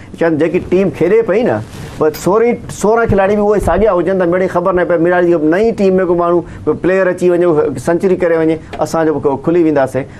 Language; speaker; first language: Sindhi; non-native, local second language; Urdu